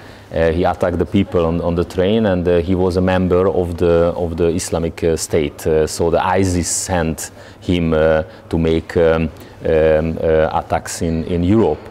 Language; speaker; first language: English; non-native, learner; Hungarian